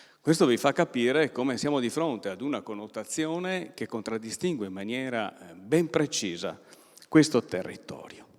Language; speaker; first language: Italian; native; Italian